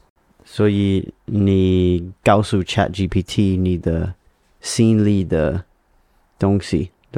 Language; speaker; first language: Chinese; non-native, learner; English